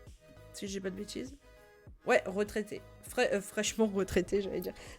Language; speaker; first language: French; native; French